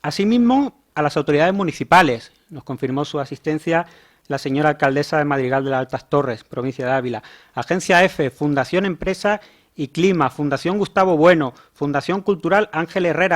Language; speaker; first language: Spanish; native; Spanish